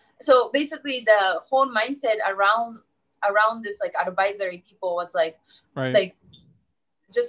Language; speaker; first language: English; non-native, fluent; Japanese